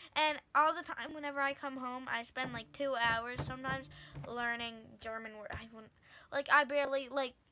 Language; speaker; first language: English; native; English